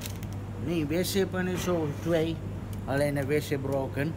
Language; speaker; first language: Dutch; non-native, learner; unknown